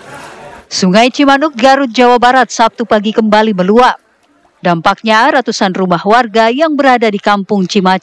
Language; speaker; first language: Indonesian; native; Indonesian